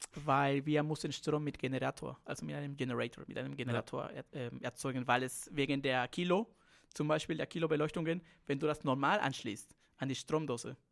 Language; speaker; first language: German; non-native, fluent; Spanish